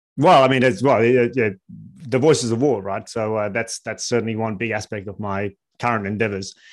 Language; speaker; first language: English; early bilingual, other home language; Bosnian